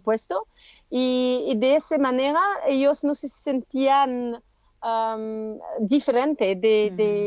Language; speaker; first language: Spanish; non-native, learner; French